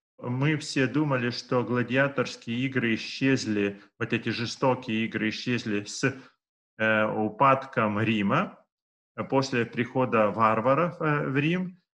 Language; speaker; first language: Russian; non-native, local second language; Lithuanian